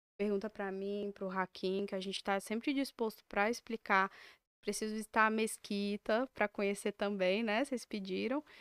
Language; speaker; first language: Portuguese; native; Portuguese